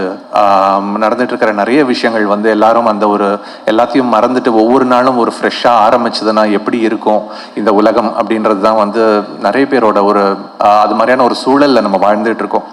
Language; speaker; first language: Tamil; native; Tamil